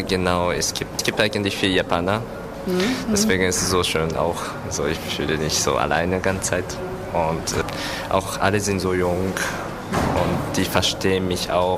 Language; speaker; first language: German; non-native, learner; Japanese